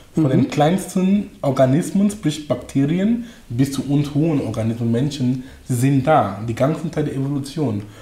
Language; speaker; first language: German; non-native, fluent; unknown